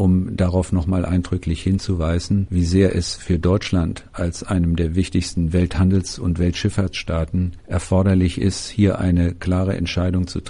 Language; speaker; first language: German; native; German